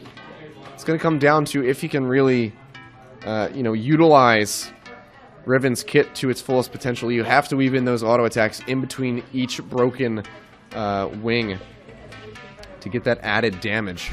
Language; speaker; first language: English; native; English